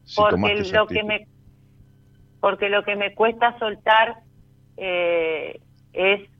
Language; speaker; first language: Spanish; native; Spanish